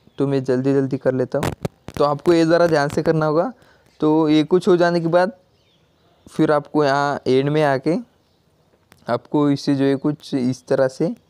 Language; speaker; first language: Hindi; non-native, local second language; Marathi